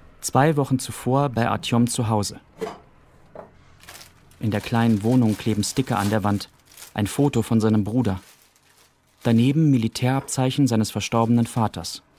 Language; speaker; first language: German; native; German